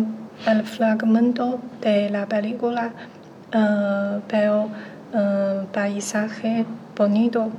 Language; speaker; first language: Spanish; non-native, learner; Chinese